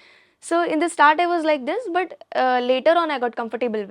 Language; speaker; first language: Telugu; non-native, learner; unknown